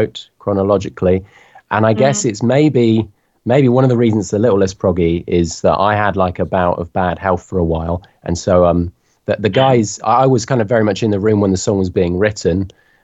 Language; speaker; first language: English; native; English